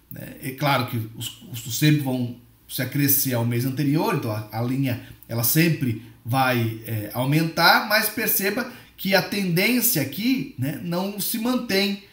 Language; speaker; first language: Portuguese; native; Portuguese